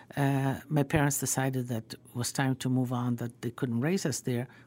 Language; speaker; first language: English; early bilingual, other home language; Croatian